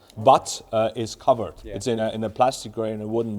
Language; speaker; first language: English; non-native, fluent; Estonian